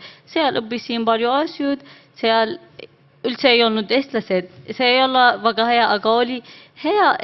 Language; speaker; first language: Estonian; non-native, learner; Arabic